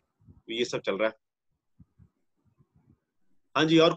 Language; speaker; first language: Hindi; native; Hindi